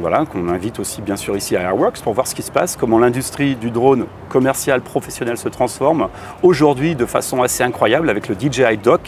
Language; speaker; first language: French; native; French